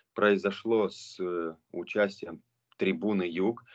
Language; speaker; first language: Russian; non-native, local second language; Romanian